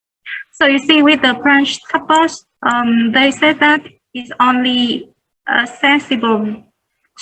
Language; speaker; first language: English; non-native, learner; Vietnamese